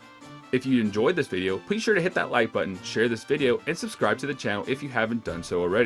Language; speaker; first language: English; native; English